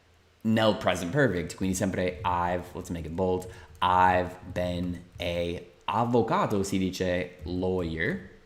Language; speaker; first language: Italian; non-native, fluent; English